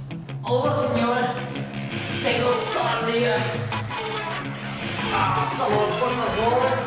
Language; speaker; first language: Spanish; non-native, learner; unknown